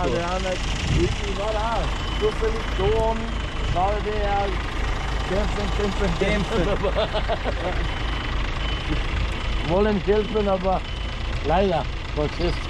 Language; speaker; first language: German; non-native, learner; Turkish